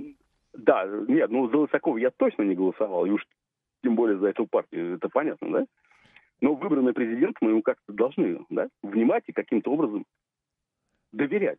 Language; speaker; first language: Russian; native; Russian